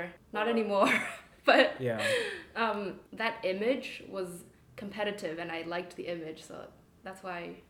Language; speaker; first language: English; non-native, local second language; Cantonese